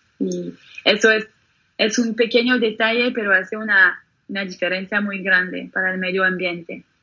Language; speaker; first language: Spanish; non-native, fluent; French